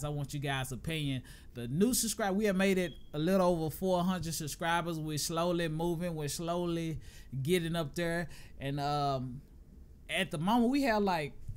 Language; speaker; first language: English; native; English